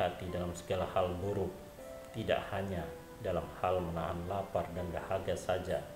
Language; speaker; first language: Indonesian; native; Indonesian